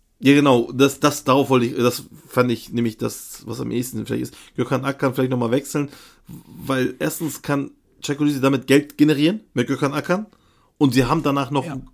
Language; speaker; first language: German; early bilingual, other home language; Turkish